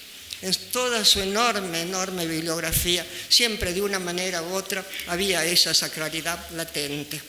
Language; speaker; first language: Spanish; native; Spanish